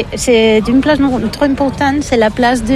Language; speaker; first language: French; non-native, learner; Catalan